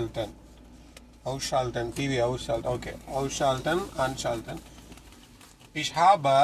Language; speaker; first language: German; non-native, learner; Tamil